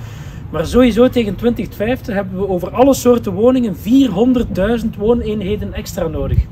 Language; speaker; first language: Dutch; native; Dutch